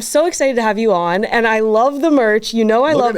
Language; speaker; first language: English; native; English